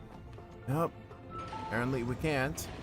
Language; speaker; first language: English; native; English